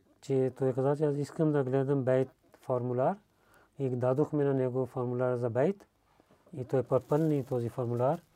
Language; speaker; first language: Bulgarian; non-native, learner; Urdu